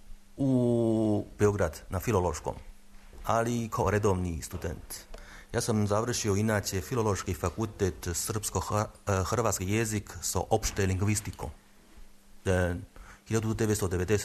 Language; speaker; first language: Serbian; non-native, fluent; Chinese